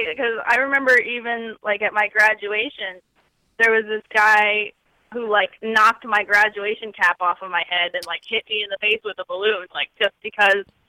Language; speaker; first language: English; native; English